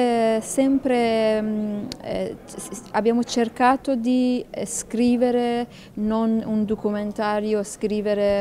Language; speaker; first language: Italian; non-native, learner; Persian